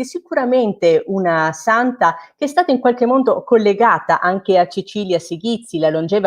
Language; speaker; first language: Italian; native; Italian